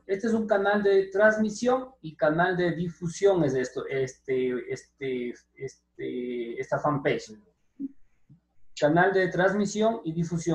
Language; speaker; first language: Spanish; native; Spanish